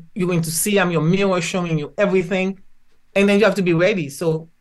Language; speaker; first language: English; non-native, fluent; Haitian Creole